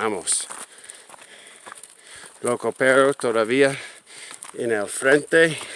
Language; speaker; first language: Spanish; non-native, learner; English